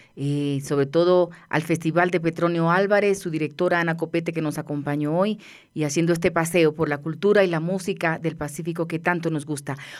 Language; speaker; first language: Spanish; native; Spanish